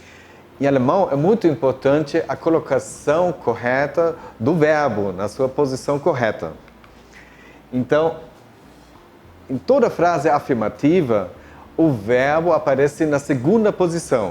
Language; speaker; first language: Portuguese; non-native, fluent; German